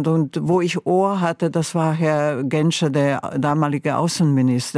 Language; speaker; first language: German; non-native, fluent; Croatian